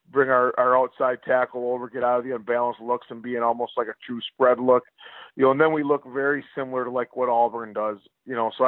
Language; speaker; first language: English; native; English